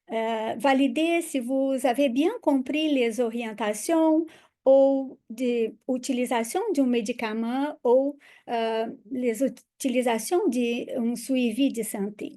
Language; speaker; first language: French; non-native, fluent; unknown